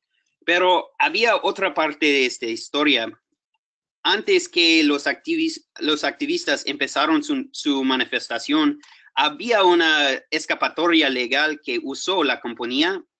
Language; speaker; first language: Spanish; non-native, fluent; English